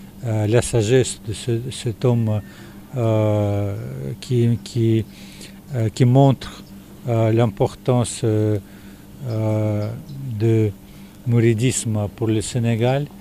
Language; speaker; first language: French; non-native, fluent; Russian